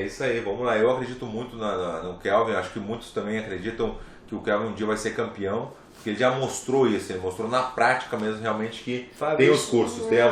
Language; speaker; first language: Portuguese; native; Portuguese